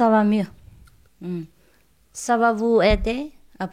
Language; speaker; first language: French; non-native, learner; Chinese